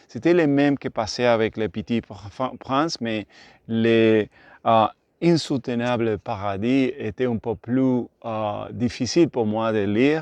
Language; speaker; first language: French; non-native, learner; Spanish